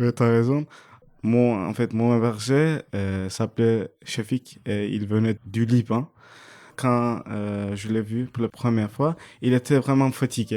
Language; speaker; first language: French; non-native, fluent; Turkish